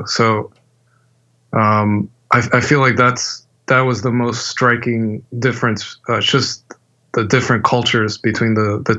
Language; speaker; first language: English; native; English